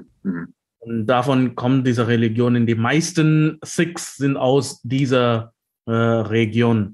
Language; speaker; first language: German; non-native, fluent; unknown